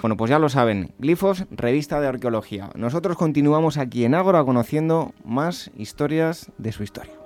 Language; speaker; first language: Spanish; native; Spanish